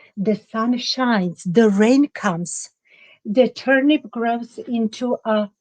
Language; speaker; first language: English; non-native, fluent; Czech